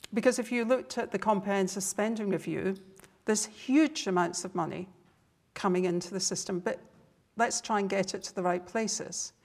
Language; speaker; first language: English; native; English